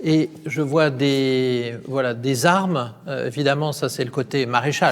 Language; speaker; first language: French; native; French